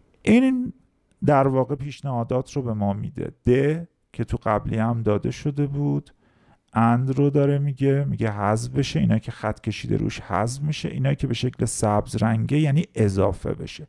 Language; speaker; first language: Persian; native; Persian